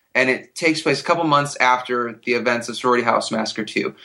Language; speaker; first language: English; native; English